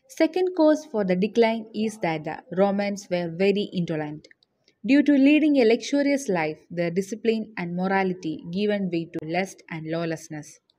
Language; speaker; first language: English; non-native, local second language; Malayalam